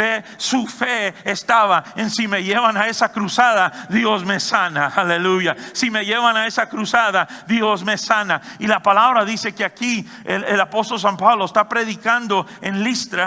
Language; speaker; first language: Spanish; native; Spanish